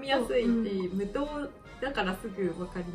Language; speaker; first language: Japanese; native; Japanese